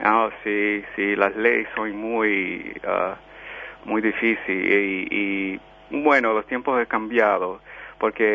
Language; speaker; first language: Spanish; early bilingual, heritage; Spanish